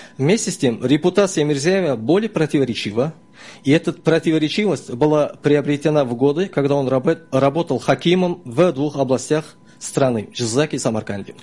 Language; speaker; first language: Russian; non-native, local second language; Uzbek